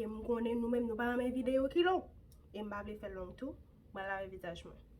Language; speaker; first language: French; non-native, local second language; Haitian Creole